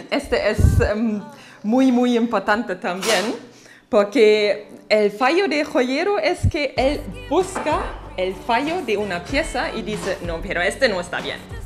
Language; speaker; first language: Spanish; non-native, fluent; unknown